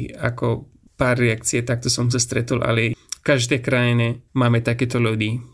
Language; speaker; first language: Slovak; non-native, fluent; Persian